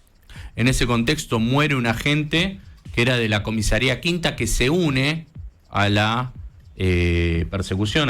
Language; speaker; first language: Spanish; native; Spanish